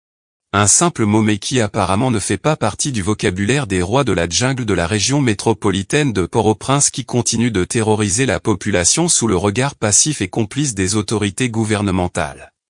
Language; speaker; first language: French; non-native, local second language; Haitian Creole